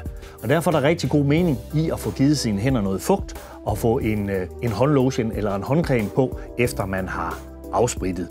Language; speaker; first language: Danish; native; Danish